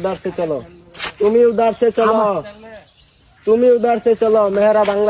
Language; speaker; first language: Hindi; non-native, learner; Bangla